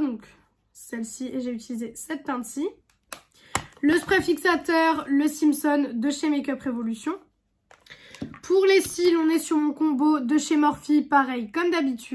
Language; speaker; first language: French; native; French